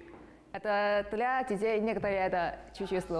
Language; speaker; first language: Russian; non-native, learner; Chinese